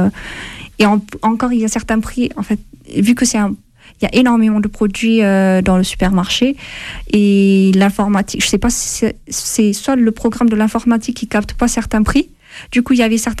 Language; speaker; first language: French; non-native, fluent; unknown